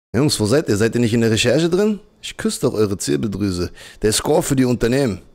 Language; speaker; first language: German; native; German